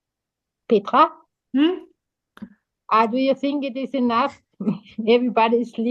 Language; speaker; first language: English; non-native, fluent; German